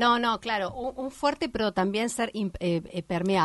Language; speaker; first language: Spanish; native; Spanish